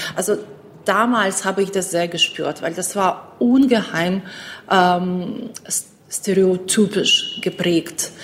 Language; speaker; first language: German; non-native, fluent; Ukrainian